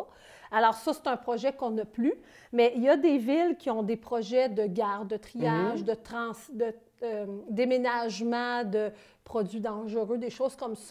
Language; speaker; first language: French; native; French